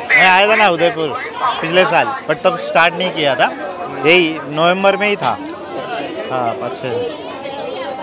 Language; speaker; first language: Hindi; non-native, local second language; Marathi